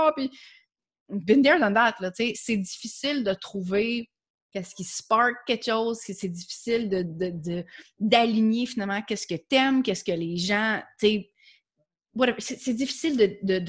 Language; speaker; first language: French; native; French